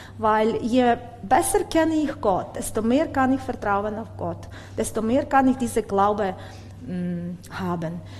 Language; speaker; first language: German; non-native, learner; Ukrainian